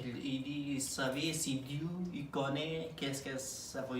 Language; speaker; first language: French; non-native, learner; Arabic